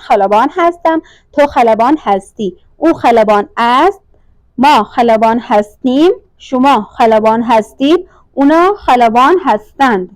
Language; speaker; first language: Persian; non-native, fluent; Urdu